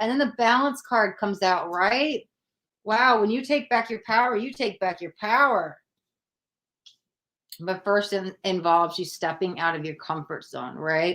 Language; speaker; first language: English; native; English